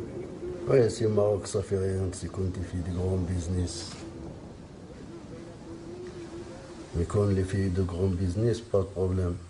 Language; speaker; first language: French; non-native, learner; Arabic